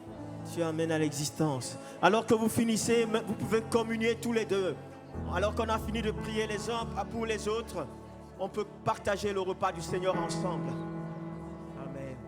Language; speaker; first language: French; native; French